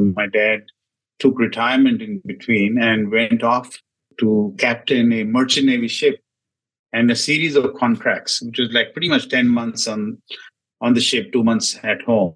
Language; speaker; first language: English; non-native, local second language; Hindi